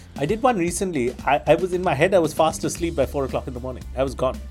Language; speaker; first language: English; non-native, local second language; Bangla